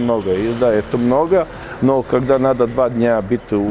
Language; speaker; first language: Russian; non-native, fluent; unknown